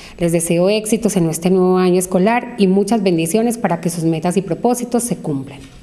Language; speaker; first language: Spanish; native; Spanish